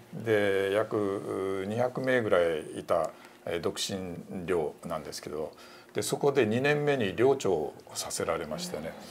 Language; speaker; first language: Japanese; native; Japanese